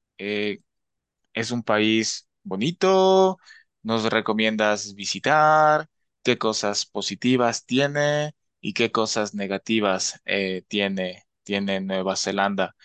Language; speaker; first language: Spanish; native; Spanish